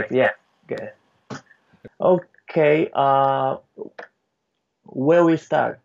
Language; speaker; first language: English; non-native, learner; Japanese